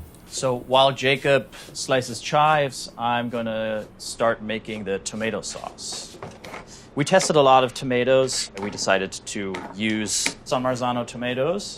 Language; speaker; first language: English; native; English